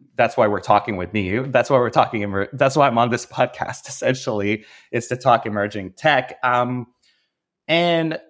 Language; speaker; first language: English; native; English